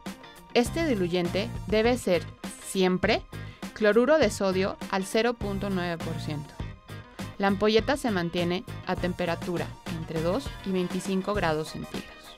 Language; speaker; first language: Spanish; native; Spanish